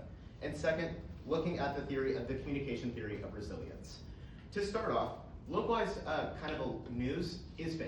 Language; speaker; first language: English; native; English